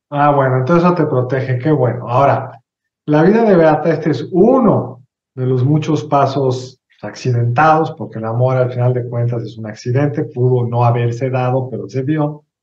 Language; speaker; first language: Spanish; native; Spanish